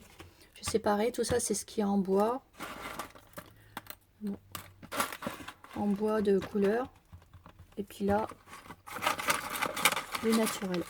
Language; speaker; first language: French; native; French